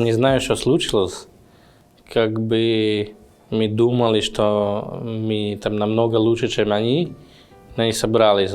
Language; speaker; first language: Russian; non-native, fluent; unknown